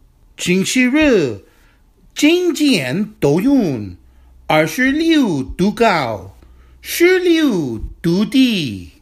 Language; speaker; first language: Chinese; non-native, learner; English